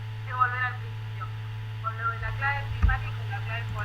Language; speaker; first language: Spanish; native; Spanish